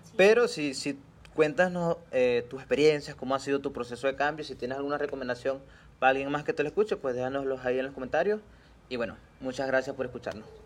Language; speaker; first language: Spanish; native; Spanish